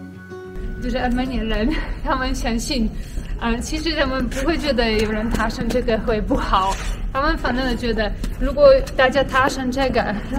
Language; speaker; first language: Chinese; non-native, fluent; Polish